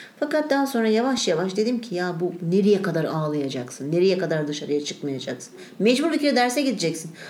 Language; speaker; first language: Turkish; native; Turkish